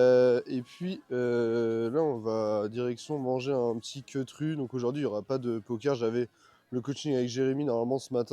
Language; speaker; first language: French; native; French